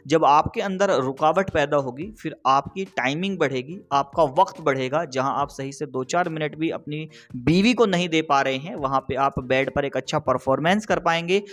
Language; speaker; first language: Hindi; native; Hindi